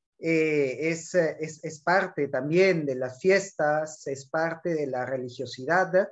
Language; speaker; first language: Spanish; native; Spanish